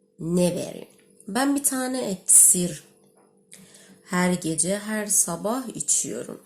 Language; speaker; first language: Turkish; non-native, learner; Persian